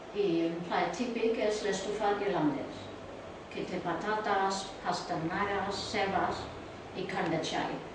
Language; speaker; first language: Catalan; non-native, learner; English